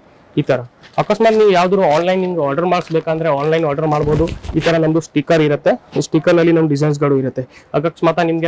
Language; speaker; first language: Kannada; non-native, fluent; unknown